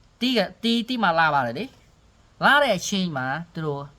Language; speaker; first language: Burmese; non-native, learner; Khmer